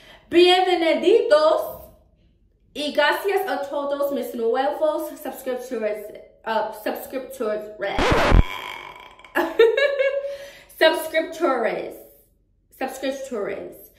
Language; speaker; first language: Spanish; non-native, learner; English